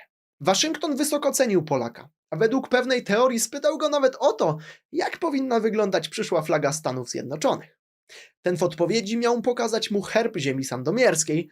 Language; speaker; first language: Polish; native; Polish